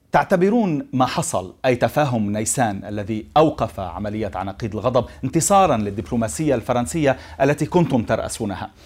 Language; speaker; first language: Arabic; native; Arabic